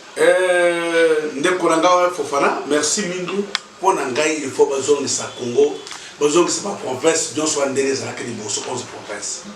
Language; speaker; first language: Lingala; native; Lingala